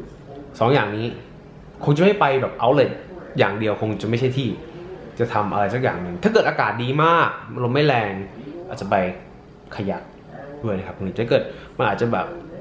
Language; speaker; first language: Thai; native; Thai